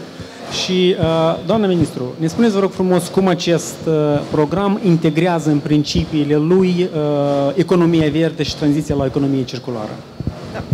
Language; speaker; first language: Romanian; native; Romanian